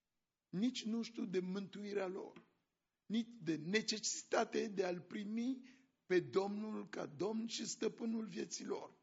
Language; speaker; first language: Romanian; non-native, fluent; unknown